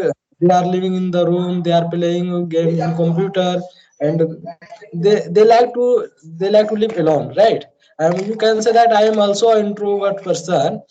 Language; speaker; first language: English; non-native, learner; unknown